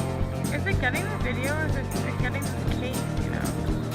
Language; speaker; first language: English; native; English